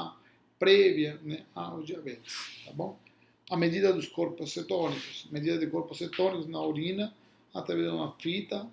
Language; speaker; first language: Portuguese; non-native, fluent; Spanish